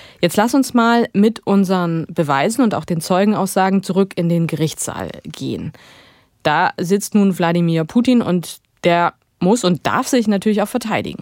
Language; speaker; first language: German; native; German